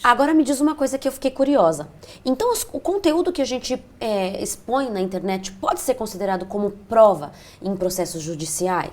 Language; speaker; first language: Portuguese; native; Portuguese